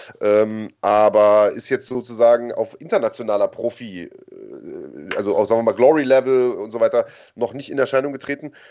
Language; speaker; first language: German; native; German